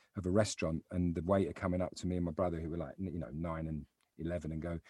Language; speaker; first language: English; native; English